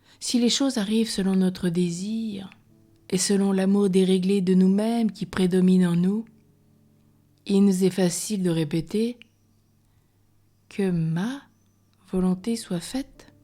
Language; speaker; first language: French; native; French